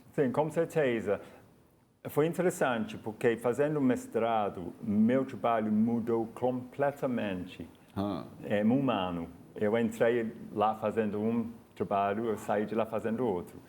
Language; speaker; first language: Portuguese; non-native, fluent; English